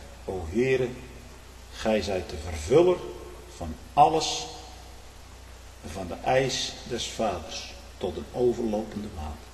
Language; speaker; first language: Dutch; native; Dutch